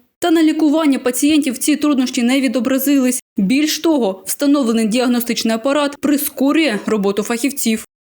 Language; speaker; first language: Ukrainian; native; Ukrainian